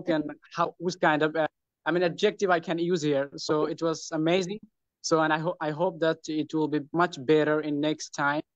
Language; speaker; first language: English; non-native, learner; Bangla